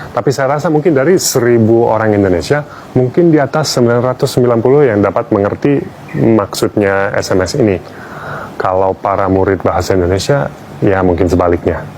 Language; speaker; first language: Indonesian; non-native, fluent; English